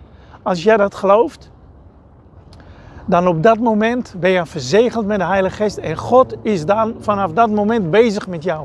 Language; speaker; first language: Dutch; non-native, fluent; Hebrew